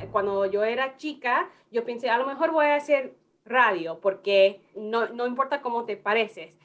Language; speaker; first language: Spanish; early bilingual, heritage; Spanish